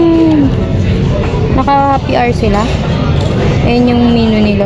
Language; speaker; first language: Filipino; native; Filipino